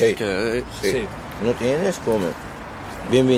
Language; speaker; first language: Spanish; non-native, learner; Arabic